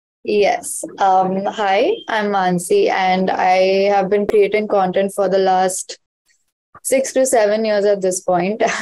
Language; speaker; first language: English; non-native, local second language; Hindi